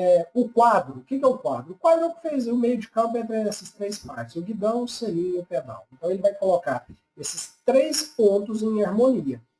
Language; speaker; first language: Portuguese; native; Portuguese